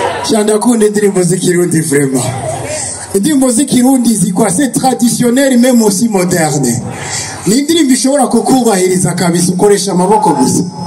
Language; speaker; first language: French; non-native, local second language; Rundi